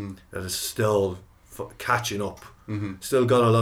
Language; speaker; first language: English; native; English